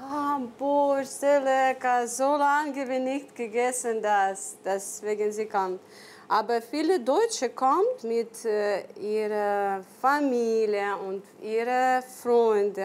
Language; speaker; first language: German; non-native, learner; Ukrainian